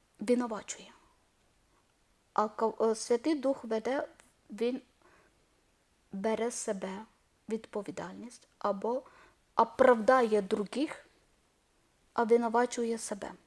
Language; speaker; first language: Ukrainian; non-native, learner; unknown